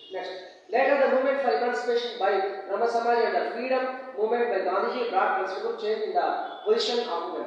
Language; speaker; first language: English; non-native, local second language; Telugu